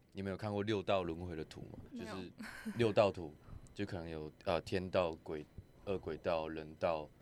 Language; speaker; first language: Chinese; non-native, local second language; Min Nan Chinese